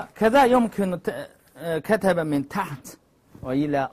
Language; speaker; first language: Arabic; non-native, learner; Chinese